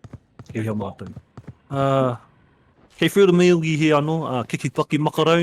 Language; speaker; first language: Māori; non-native, local second language; English